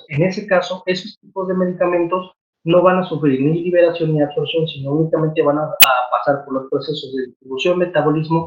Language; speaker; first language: Spanish; native; Spanish